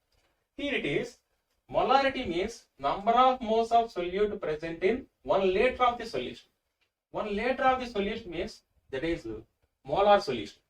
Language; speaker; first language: English; non-native, local second language; Telugu